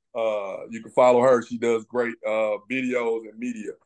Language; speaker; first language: English; native; English